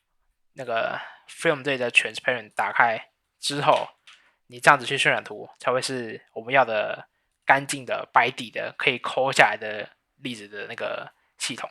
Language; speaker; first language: Chinese; native; Chinese